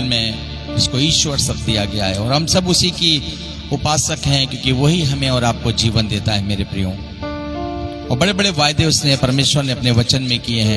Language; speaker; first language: Hindi; native; Hindi